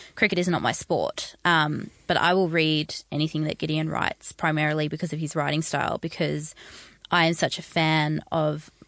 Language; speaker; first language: English; native; English